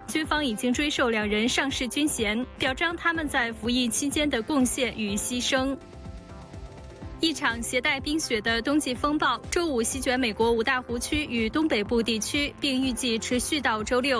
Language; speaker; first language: Chinese; native; Chinese